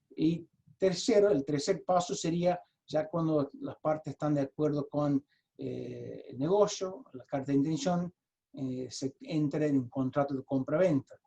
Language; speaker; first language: Spanish; early bilingual, heritage; Spanish